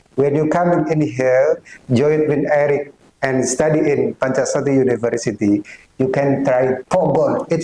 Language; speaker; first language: English; non-native, learner; Indonesian